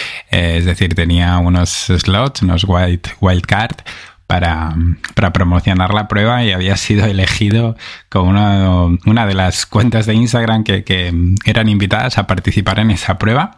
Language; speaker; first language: Spanish; native; Spanish